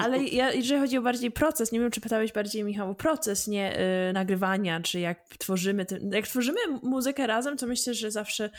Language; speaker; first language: Polish; early bilingual, heritage; English